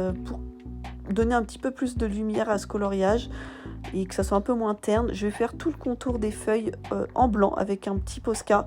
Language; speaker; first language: French; native; French